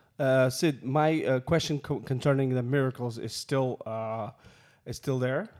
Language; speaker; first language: English; non-native, fluent; Russian